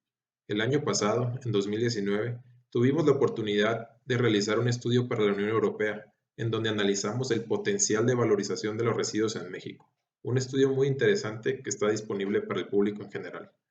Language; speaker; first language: Spanish; native; Spanish